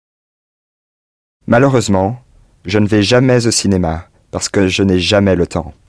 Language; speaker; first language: French; non-native, learner; English